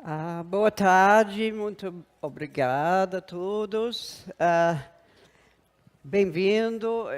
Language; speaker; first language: Portuguese; non-native, fluent; English